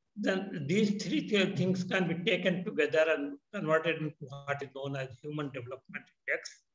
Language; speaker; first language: English; non-native, local second language; Hindi